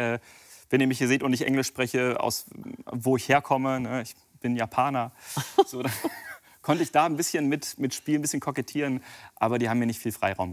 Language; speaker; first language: German; native; German